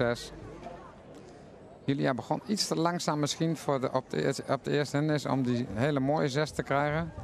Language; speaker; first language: Dutch; native; Dutch